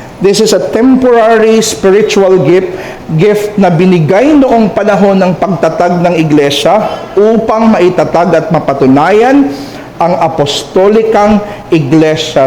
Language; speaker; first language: Filipino; non-native, local second language; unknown